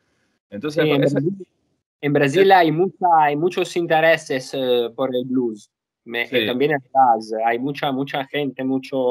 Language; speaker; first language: Spanish; non-native, learner; Italian